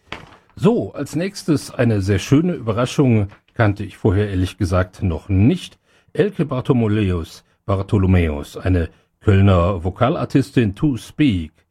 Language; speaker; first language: German; native; German